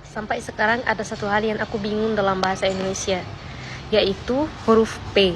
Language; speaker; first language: Indonesian; non-native, fluent; Turkish